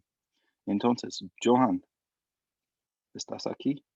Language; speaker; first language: Spanish; non-native, fluent; English